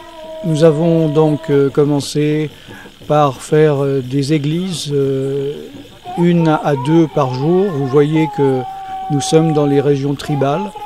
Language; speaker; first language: French; native; French